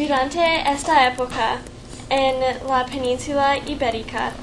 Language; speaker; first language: Spanish; non-native, learner; English